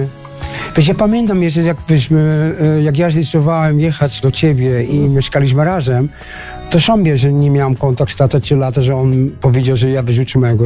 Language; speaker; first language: Polish; non-native, learner; Dutch